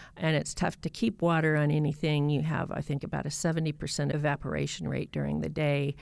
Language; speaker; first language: English; native; English